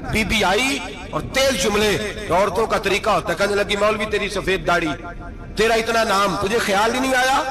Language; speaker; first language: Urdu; non-native, local second language; Punjabi